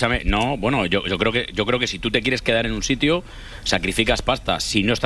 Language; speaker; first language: Spanish; native; Spanish